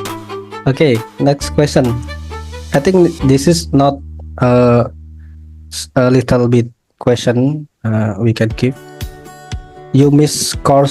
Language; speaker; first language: English; non-native, learner; Indonesian